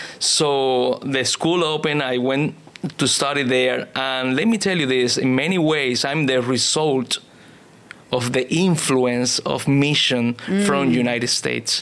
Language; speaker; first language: English; non-native, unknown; Spanish